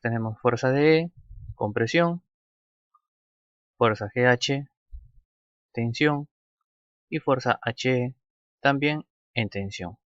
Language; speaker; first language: Spanish; native; Spanish